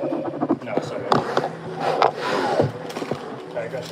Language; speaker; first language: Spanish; non-native, learner; English